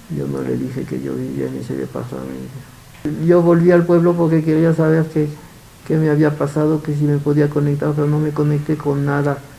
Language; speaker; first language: Spanish; early bilingual, other home language; Yiddish